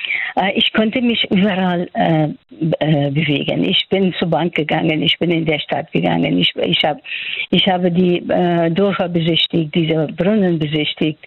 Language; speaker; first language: German; non-native, fluent; Persian